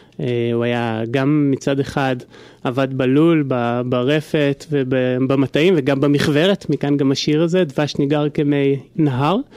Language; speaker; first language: Hebrew; native; Hebrew